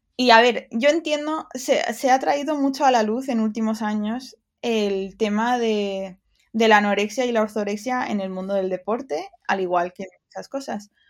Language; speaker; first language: Spanish; early bilingual, other home language; English